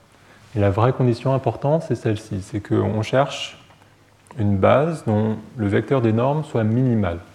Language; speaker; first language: French; native; French